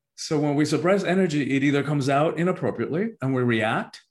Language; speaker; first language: English; early bilingual, other home language; Spanish